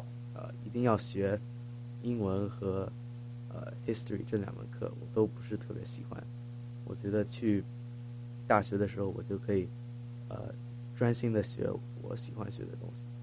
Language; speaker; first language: Chinese; early bilingual, heritage; Chinese